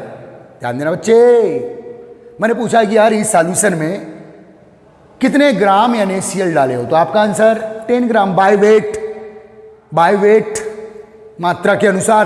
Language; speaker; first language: Hindi; native; Hindi